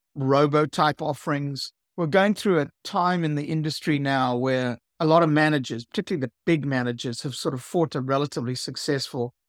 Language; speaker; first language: English; native; English